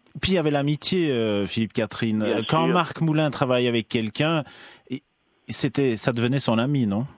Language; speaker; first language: French; native; French